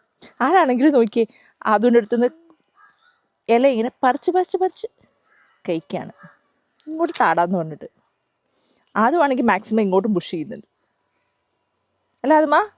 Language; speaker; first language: Malayalam; native; Malayalam